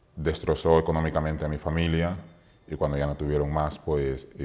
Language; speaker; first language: Spanish; native; Spanish